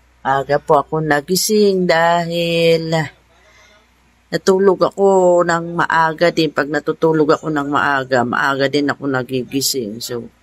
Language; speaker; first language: Filipino; non-native, local second language; Bikol